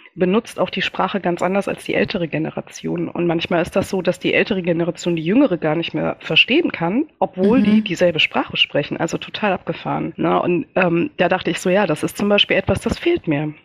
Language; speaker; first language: German; early bilingual, other home language; Kinyarwanda